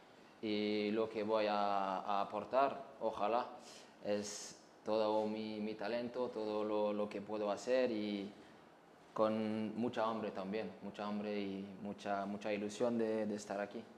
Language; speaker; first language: Spanish; non-native, learner; French